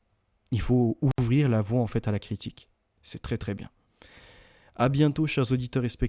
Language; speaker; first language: French; native; French